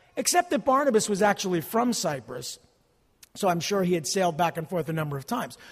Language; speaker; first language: English; early bilingual, other home language; Italian